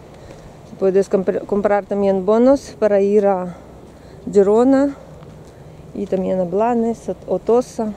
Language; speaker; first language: Spanish; non-native, learner; Russian